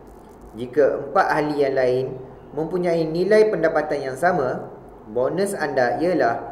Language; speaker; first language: Malay; native; Malay